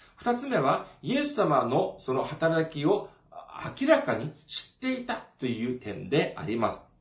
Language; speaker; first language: Japanese; non-native, fluent; Korean